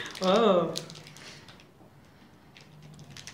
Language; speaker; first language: French; native; French